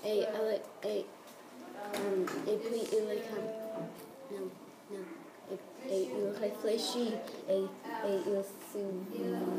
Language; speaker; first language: French; non-native, learner; English